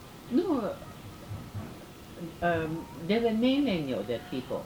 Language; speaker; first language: English; early bilingual, other home language; Japanese